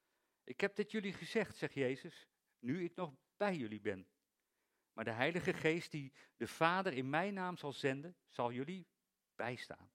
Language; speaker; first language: Dutch; native; Dutch